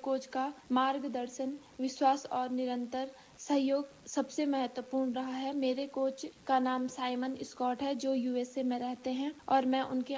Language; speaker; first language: Hindi; native; Hindi